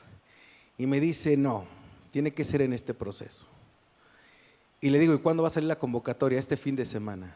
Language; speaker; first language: Spanish; native; Spanish